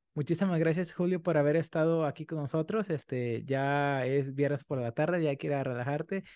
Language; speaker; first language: Spanish; native; Spanish